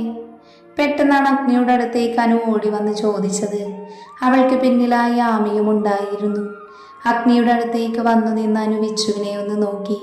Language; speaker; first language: Malayalam; native; Malayalam